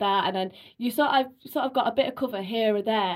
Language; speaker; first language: English; native; English